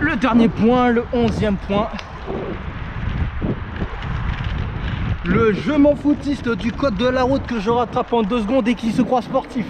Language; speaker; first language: French; native; French